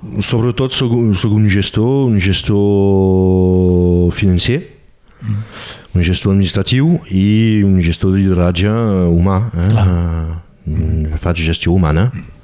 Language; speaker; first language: Catalan; non-native, local second language; French